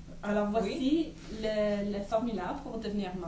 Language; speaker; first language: French; native; French